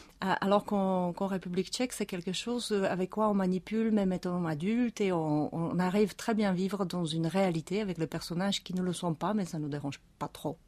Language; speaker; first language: French; non-native, fluent; Czech